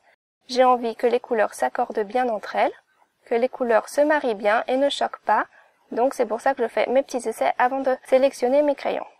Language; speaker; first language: French; native; French